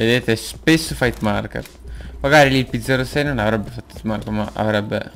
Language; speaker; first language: Italian; native; Italian